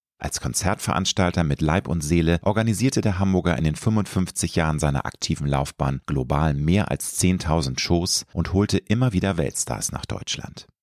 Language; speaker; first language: German; native; German